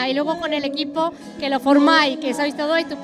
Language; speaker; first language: Spanish; native; Spanish